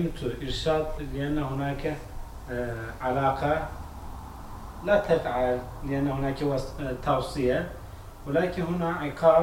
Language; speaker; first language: Arabic; non-native, learner; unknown